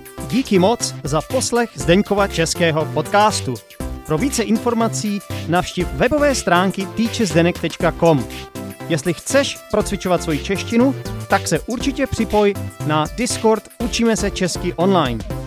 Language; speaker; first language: Czech; native; Czech